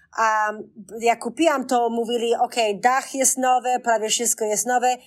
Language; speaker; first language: Polish; early bilingual, heritage; Polish